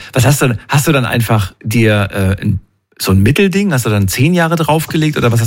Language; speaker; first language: German; native; German